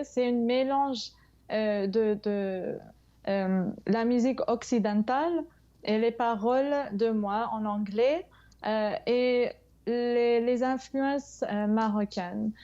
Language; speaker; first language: French; non-native, fluent; English